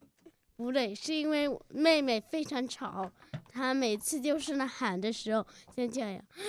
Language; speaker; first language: Chinese; early bilingual, heritage; Chinese